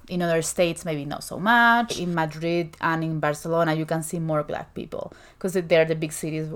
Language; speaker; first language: English; non-native, fluent; Spanish